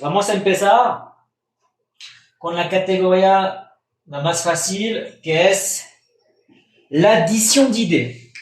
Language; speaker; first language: Spanish; non-native, fluent; French